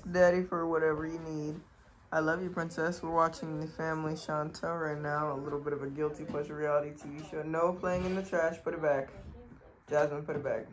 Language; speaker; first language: English; native; English